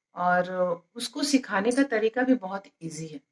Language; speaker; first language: Hindi; native; Hindi